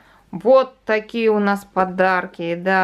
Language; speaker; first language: Russian; native; Russian